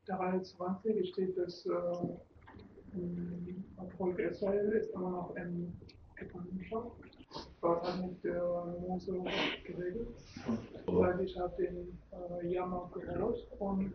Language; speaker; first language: German; non-native, learner; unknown